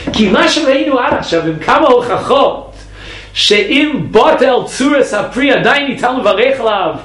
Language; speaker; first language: Hebrew; non-native, fluent; English